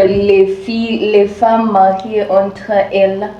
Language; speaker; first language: French; non-native, learner; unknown